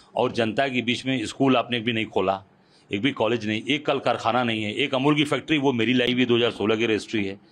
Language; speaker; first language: Hindi; native; Hindi